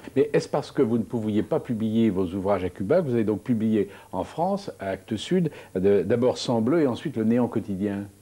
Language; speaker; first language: French; native; French